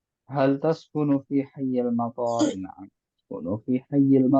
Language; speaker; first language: Arabic; non-native, fluent; Indonesian